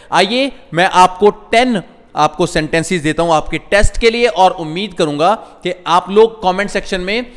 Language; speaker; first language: Hindi; non-native, local second language; Punjabi